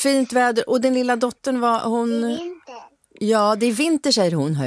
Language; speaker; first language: Swedish; native; Swedish